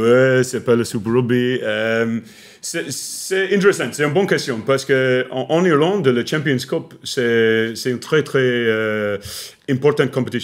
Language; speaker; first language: French; non-native, learner; English